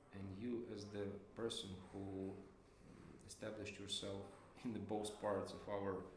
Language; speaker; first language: English; non-native, fluent; Ukrainian